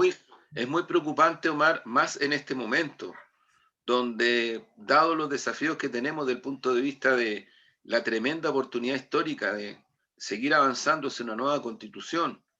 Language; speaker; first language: Spanish; native; Spanish